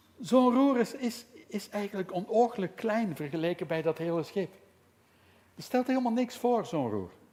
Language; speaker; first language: Dutch; native; Dutch